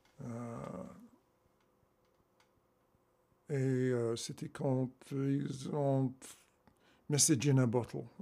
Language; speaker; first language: French; non-native, learner; English